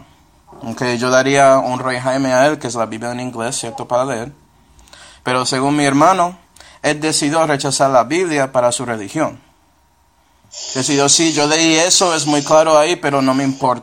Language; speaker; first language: Spanish; non-native, fluent; English